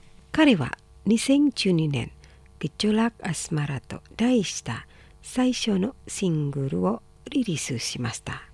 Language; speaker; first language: Japanese; non-native, fluent; Indonesian